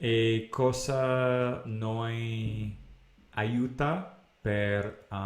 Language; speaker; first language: Italian; non-native, learner; English